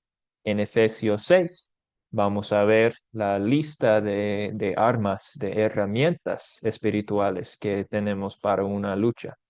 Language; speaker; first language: Spanish; non-native, fluent; English